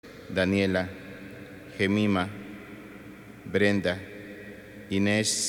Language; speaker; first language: Spanish; native; Spanish